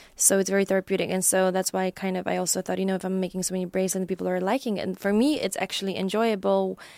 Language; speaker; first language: English; non-native, fluent; Polish